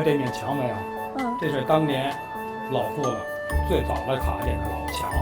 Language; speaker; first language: Chinese; native; Chinese